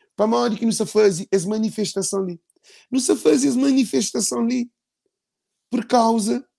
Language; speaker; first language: Portuguese; non-native, local second language; Kabuverdianu